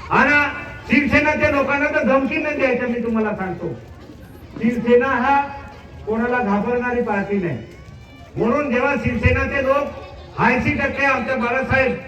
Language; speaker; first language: Marathi; non-native, local second language; Bhili